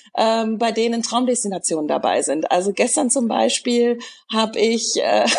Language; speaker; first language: German; native; German